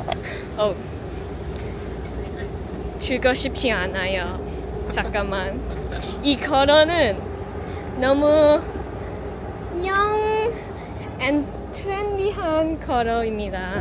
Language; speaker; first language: Korean; non-native, learner; English